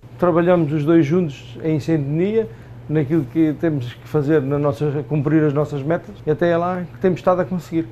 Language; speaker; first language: Portuguese; native; Portuguese